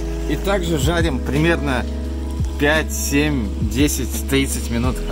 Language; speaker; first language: Russian; native; Russian